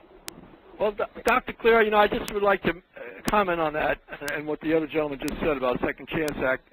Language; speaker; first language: English; native; English